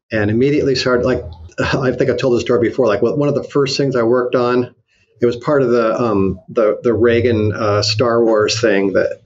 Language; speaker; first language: English; native; English